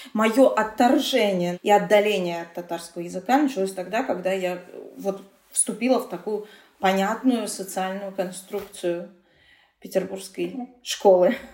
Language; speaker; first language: Russian; non-native, local second language; Tatar